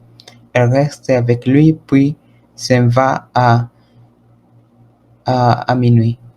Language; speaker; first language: French; non-native, learner; Spanish